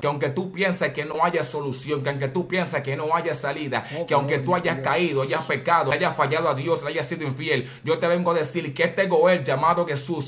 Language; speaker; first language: Spanish; native; Spanish